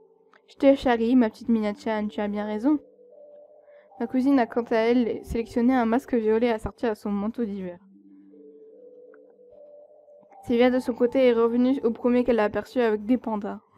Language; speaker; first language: French; native; French